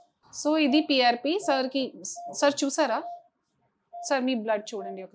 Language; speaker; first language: Telugu; non-native, learner; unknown